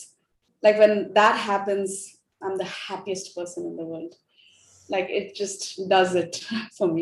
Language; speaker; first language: English; non-native, local second language; Hindi